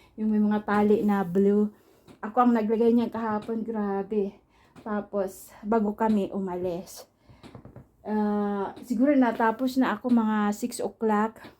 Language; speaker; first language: Filipino; non-native, local second language; Waray